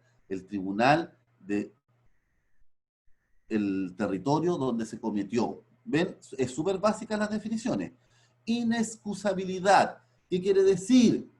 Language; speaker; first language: Spanish; native; Spanish